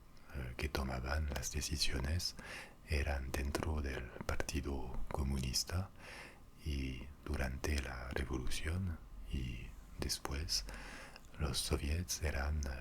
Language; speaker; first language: Spanish; non-native, fluent; French